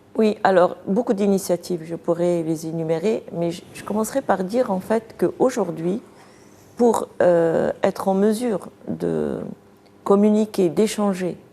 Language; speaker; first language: French; non-native, local second language; Arabic